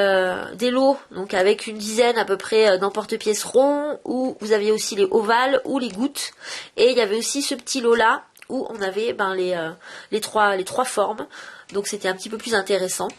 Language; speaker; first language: French; native; French